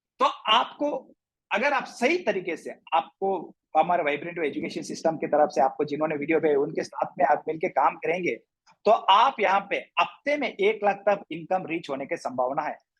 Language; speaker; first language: Hindi; non-native, local second language; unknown